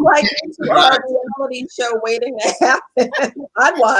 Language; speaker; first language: English; native; English